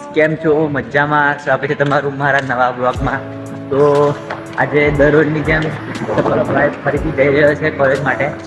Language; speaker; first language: Gujarati; native; Gujarati